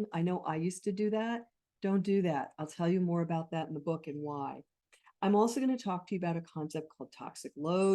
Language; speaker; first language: English; native; English